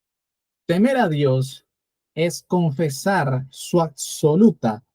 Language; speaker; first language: Spanish; native; Spanish